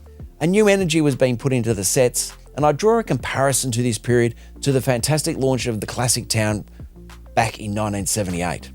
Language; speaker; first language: English; native; English